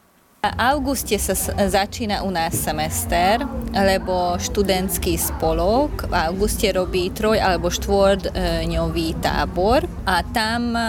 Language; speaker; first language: Slovak; non-native, local second language; Hungarian